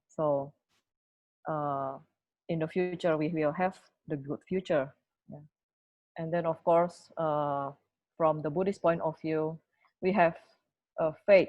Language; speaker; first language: English; non-native, fluent; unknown